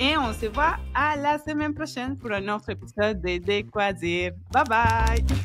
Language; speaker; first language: French; non-native, fluent; Spanish